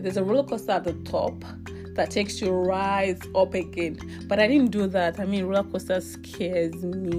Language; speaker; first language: English; non-native, local second language; Yoruba